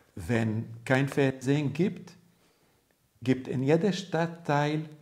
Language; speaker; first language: German; non-native, learner; Arabic